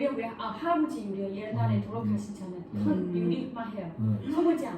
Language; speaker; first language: Korean; non-native, learner; Chinese